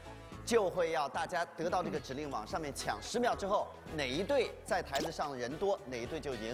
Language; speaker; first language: Chinese; native; Chinese